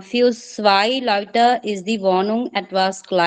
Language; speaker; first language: German; non-native, learner; Hindi